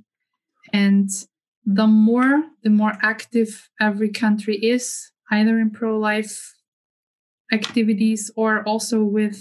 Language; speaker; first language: English; non-native, fluent; German